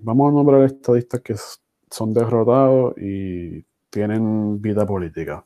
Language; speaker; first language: Spanish; early bilingual, heritage; Spanish